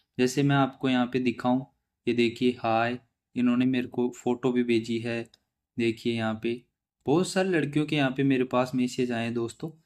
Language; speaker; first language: Hindi; native; Hindi